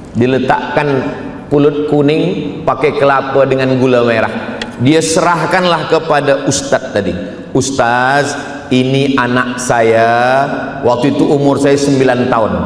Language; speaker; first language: Malay; native; Malay